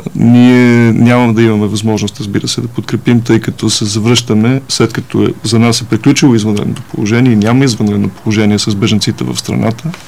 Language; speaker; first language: Bulgarian; native; Bulgarian